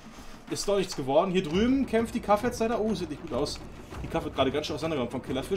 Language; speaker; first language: German; native; German